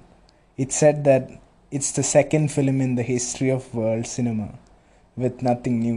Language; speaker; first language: English; non-native, local second language; Malayalam